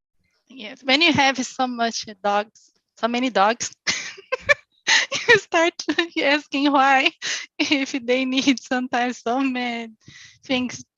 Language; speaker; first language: English; non-native, learner; Portuguese